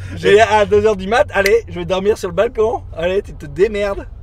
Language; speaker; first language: French; native; French